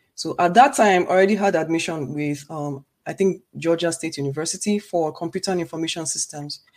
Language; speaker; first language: English; non-native, local second language; Igbo